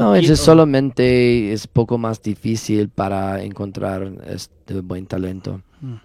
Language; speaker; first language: Spanish; non-native, learner; English